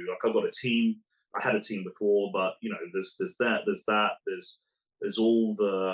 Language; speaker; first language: English; early bilingual, other home language; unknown